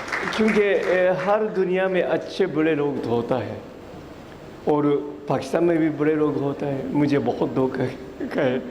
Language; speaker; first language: Hindi; non-native, fluent; Japanese